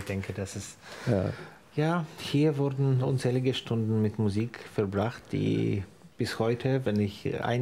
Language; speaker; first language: German; non-native, fluent; Ukrainian